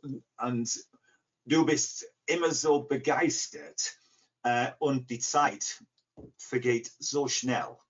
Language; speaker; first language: German; non-native, fluent; English